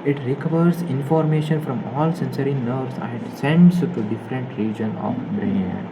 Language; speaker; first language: English; non-native, local second language; Kannada